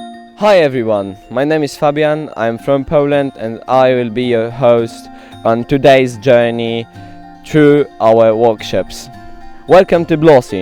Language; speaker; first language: English; non-native, learner; Polish